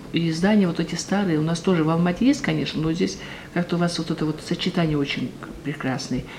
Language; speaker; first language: Russian; non-native, local second language; Kazakh